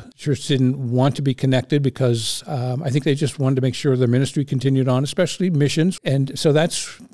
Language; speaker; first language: English; native; English